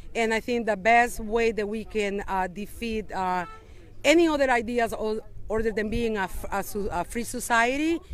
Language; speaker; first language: English; non-native, fluent; Spanish